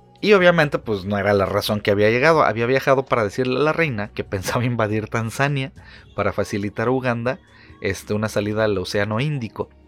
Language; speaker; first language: Spanish; native; Spanish